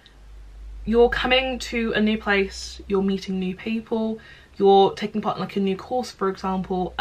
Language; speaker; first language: English; native; English